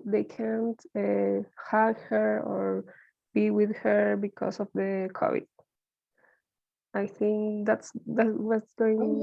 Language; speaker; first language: English; non-native, learner; Spanish